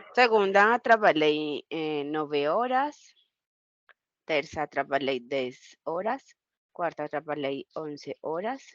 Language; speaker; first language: Portuguese; non-native, learner; Spanish